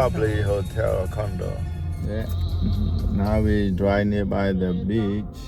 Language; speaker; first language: English; non-native, learner; Khmer